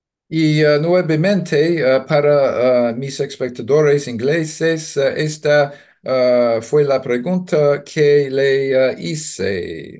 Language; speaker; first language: Spanish; non-native, learner; English